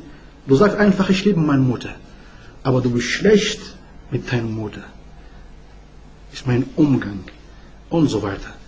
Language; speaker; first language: German; non-native, learner; Arabic